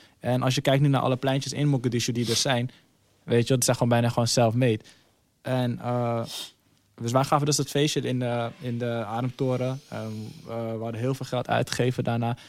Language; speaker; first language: Dutch; early bilingual, other home language; Somali